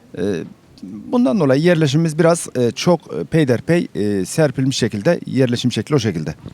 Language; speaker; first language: Turkish; native; Turkish